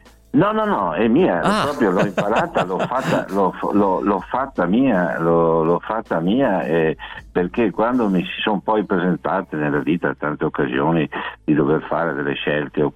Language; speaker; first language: Italian; native; Italian